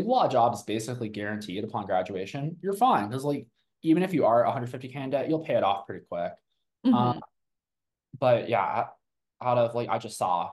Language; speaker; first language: English; native; English